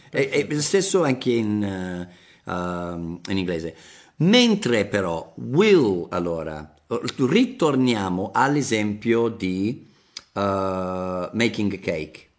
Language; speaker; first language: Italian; non-native, fluent; English